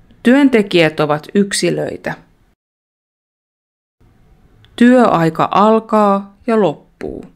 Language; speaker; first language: Finnish; non-native, fluent; Russian